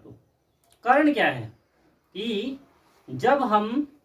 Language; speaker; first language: Hindi; native; Hindi